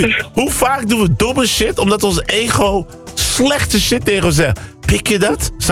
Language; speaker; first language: Dutch; native; Dutch